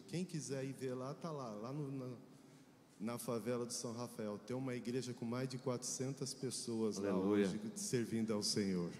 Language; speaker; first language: Portuguese; native; Portuguese